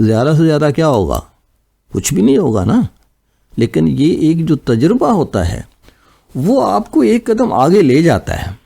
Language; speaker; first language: Urdu; non-native, local second language; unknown